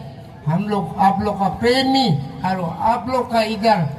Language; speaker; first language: Hindi; non-native, local second language; Bodo